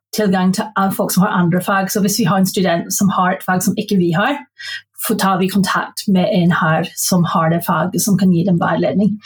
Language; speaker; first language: Norwegian; non-native, fluent; English